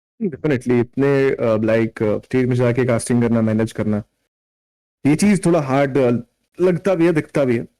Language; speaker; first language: Hindi; native; Hindi